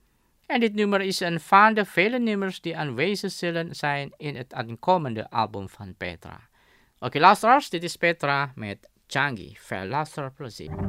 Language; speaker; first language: Dutch; non-native, fluent; Indonesian